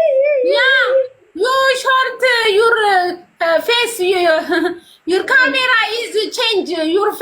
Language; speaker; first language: English; non-native, learner; Amharic